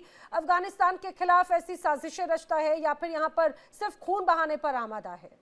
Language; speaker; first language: Hindi; native; Hindi